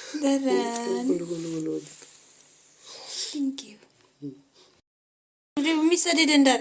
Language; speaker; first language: Swedish; non-native, learner; Filipino